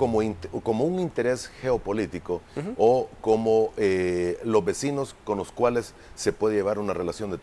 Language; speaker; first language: Spanish; native; Spanish